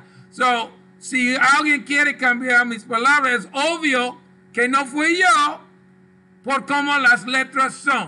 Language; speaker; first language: Spanish; non-native, local second language; English